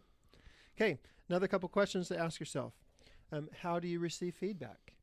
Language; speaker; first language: English; native; English